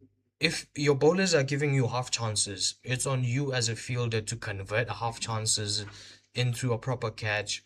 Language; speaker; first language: English; non-native, local second language; Hindi